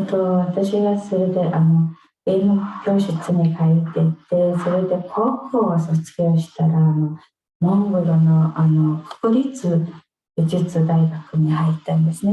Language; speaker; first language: Japanese; non-native, fluent; Mongolian